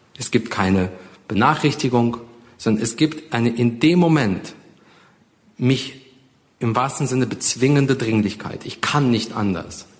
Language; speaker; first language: German; early bilingual, other home language; Russian